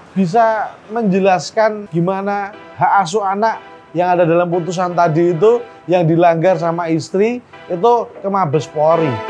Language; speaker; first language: Indonesian; native; Indonesian